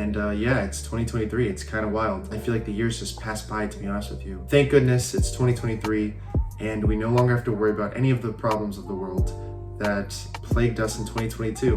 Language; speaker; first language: English; early bilingual, other home language; Chinese